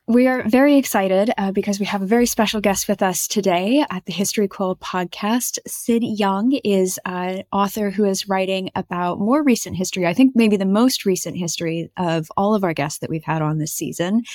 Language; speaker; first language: English; native; English